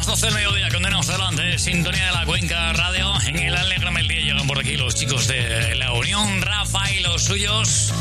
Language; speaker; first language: Spanish; native; Spanish